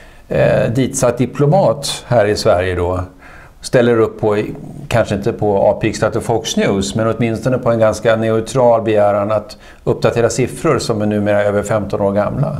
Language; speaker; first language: Swedish; native; Swedish